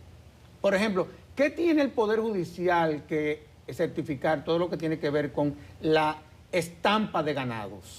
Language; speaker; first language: Spanish; native; Spanish